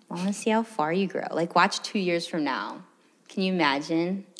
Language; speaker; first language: English; early bilingual, other home language; Filipino